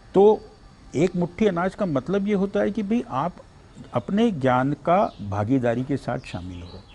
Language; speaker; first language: Hindi; native; Hindi